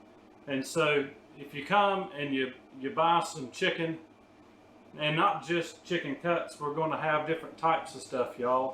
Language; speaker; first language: English; native; English